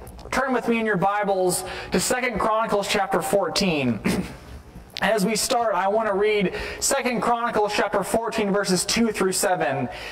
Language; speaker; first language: English; native; English